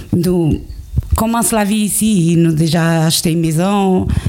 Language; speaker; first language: French; non-native, learner; Portuguese